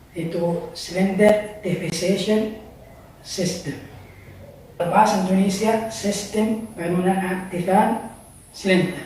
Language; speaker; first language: Indonesian; non-native, learner; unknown